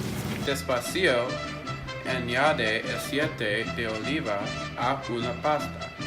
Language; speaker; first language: Spanish; non-native, learner; English